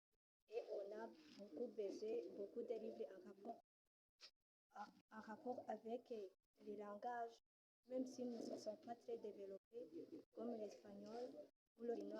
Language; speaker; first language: French; non-native, learner; Rundi